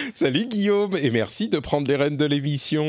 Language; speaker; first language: French; native; French